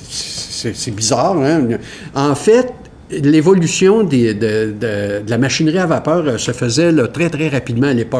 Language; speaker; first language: French; native; French